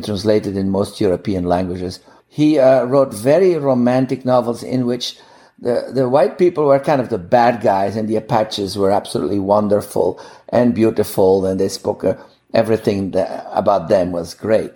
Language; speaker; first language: English; non-native, fluent; Dutch